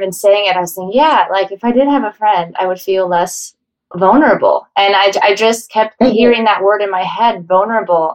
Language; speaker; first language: English; native; English